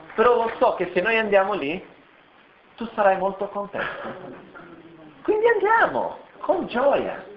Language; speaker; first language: Italian; non-native, fluent; Portuguese